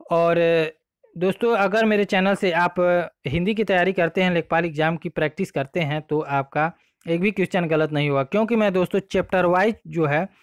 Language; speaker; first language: Hindi; native; Hindi